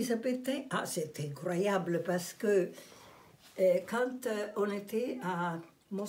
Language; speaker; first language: French; non-native, fluent; Italian